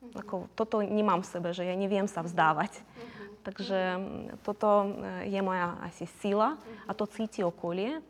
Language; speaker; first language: Slovak; non-native, fluent; Ukrainian